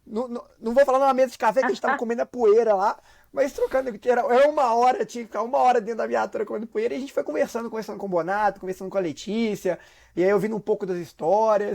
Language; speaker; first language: Portuguese; native; Portuguese